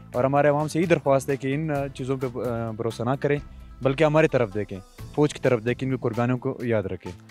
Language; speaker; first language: Urdu; non-native, local second language; Pashto